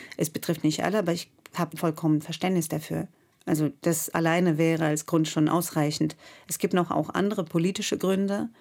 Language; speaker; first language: German; non-native, fluent; Russian